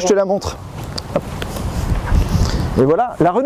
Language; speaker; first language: French; native; French